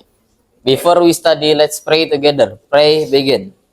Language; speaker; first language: English; non-native, learner; Indonesian